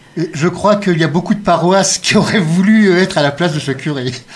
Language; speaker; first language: French; native; French